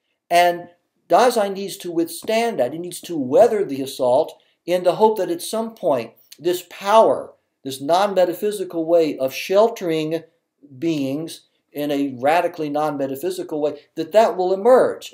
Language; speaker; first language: English; native; English